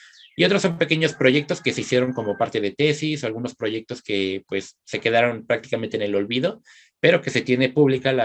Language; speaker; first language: Spanish; native; Spanish